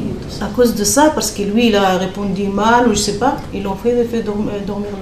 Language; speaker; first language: French; non-native, learner; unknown